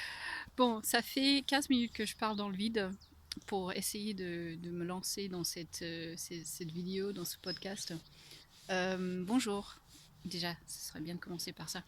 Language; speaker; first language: French; non-native, fluent; English